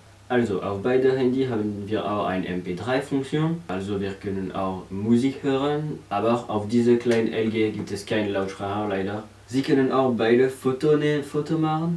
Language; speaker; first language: German; non-native, learner; French